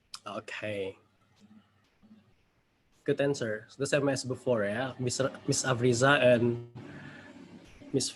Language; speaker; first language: English; non-native, fluent; Indonesian